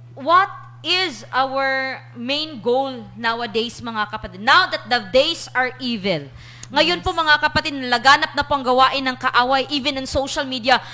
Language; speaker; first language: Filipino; non-native, local second language; Cebuano